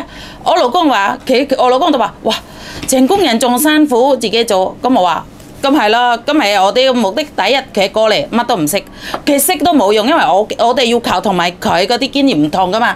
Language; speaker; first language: Cantonese; non-native, fluent; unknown